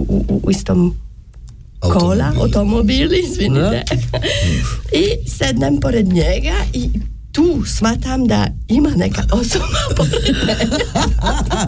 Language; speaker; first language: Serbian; non-native, learner; French